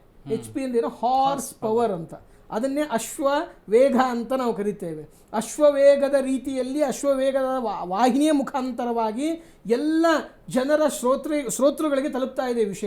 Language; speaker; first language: Kannada; native; Kannada